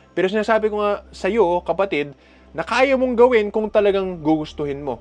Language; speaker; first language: Filipino; non-native, local second language; Cebuano